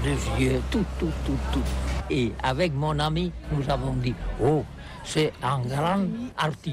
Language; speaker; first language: French; non-native, learner; Catalan